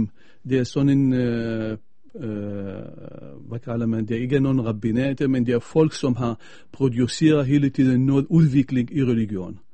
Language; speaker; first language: Danish; non-native, fluent; Arabic